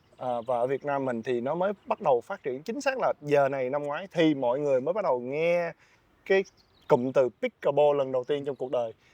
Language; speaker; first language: Vietnamese; native; Vietnamese